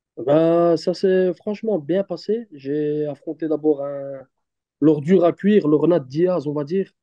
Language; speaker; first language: French; early bilingual, other home language; Turkish